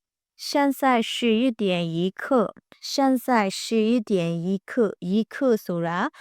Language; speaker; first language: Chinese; non-native, fluent; Burmese